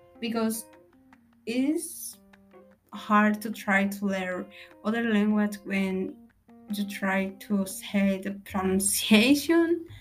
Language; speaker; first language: English; non-native, learner; Spanish